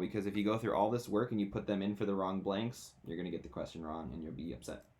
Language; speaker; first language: English; native; English